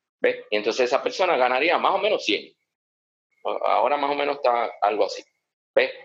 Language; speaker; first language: Spanish; early bilingual, heritage; Spanish